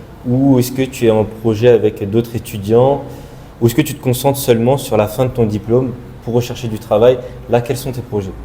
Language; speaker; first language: French; non-native, local second language; Malagasy